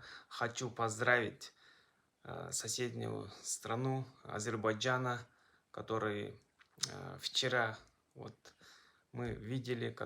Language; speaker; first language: Russian; non-native, local second language; Kazakh